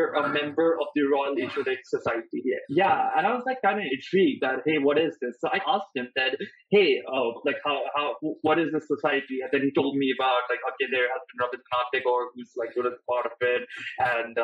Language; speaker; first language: English; non-native, local second language; Hindi